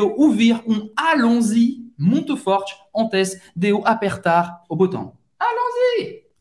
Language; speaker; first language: Portuguese; non-native, fluent; French